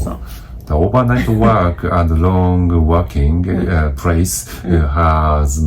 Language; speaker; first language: English; non-native, learner; Japanese